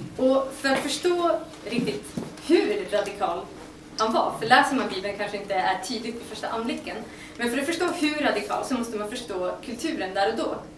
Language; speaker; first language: Swedish; native; Swedish